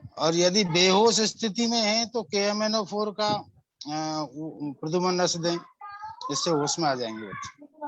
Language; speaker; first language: Hindi; native; Hindi